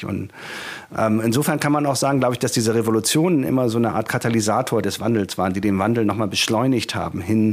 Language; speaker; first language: German; native; German